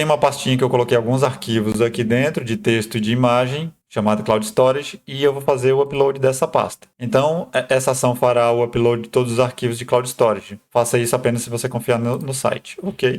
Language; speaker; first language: Portuguese; native; Portuguese